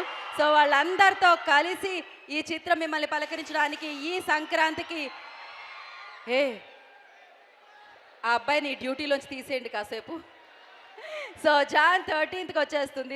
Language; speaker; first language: Telugu; native; Telugu